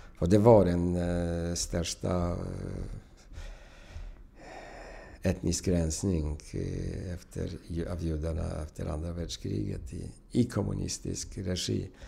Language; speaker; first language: Swedish; non-native, fluent; Polish